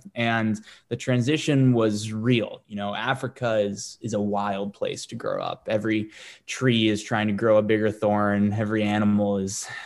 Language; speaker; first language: English; native; English